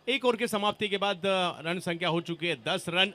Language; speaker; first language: Hindi; non-native, local second language; Marathi